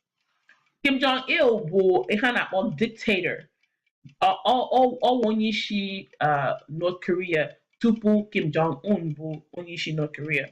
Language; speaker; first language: Igbo; non-native, learner; English